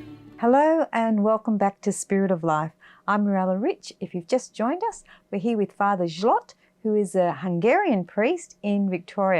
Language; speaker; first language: English; native; English